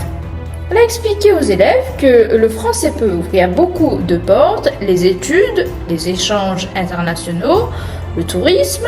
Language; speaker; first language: French; non-native, fluent; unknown